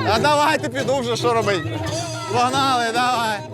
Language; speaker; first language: Ukrainian; non-native, local second language; Russian